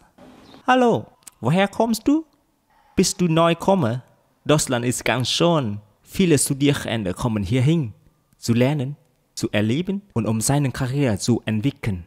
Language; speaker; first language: German; non-native, learner; Vietnamese